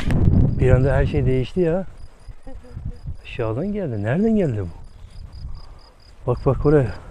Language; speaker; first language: Turkish; non-native, fluent; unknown